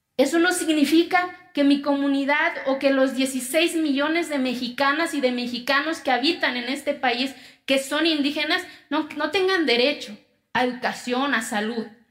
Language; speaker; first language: Spanish; non-native, local second language; Zapotec